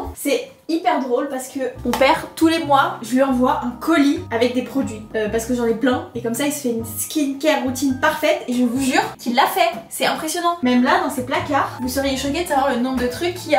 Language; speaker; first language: French; native; French